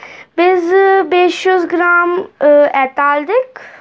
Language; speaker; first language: Turkish; non-native, learner; Urdu